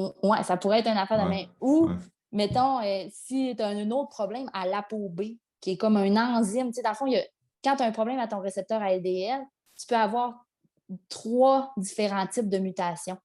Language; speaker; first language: French; native; French